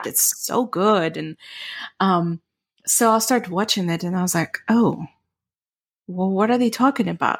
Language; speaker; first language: English; non-native, fluent; Ukrainian